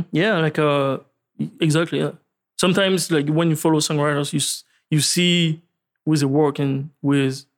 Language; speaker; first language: English; non-native, learner; French